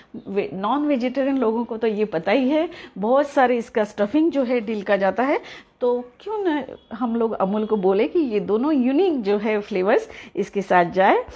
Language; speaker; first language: Hindi; non-native, local second language; Marathi